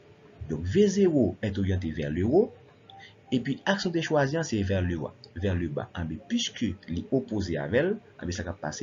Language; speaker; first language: French; non-native, local second language; Haitian Creole